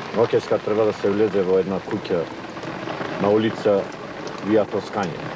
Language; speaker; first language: Macedonian; non-native, local second language; Turkish